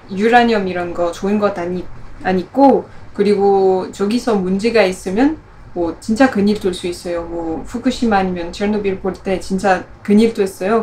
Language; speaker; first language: Korean; non-native, learner; French